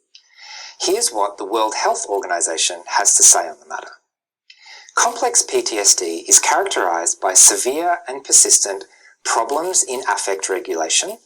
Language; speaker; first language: English; native; English